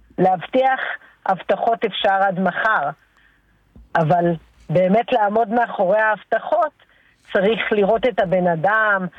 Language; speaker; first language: Hebrew; native; Hebrew